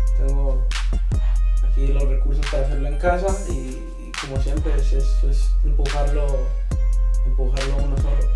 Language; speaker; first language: Spanish; early bilingual, other home language; English